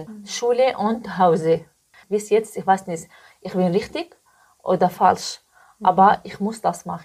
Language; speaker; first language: German; non-native, learner; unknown